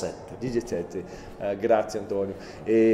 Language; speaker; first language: Italian; non-native, fluent; Portuguese